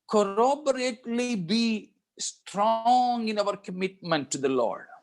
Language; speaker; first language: English; non-native, local second language; Malayalam